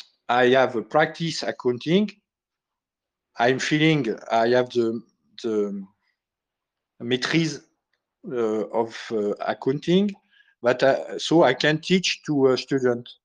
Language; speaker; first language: English; non-native, learner; French